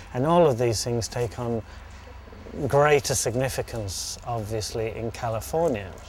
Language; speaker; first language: English; native; English